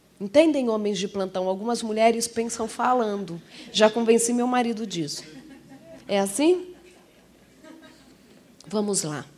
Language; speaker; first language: Portuguese; native; Portuguese